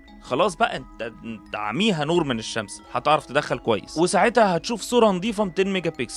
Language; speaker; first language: Arabic; native; Arabic